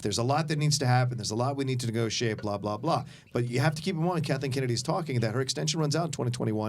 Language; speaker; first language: English; native; English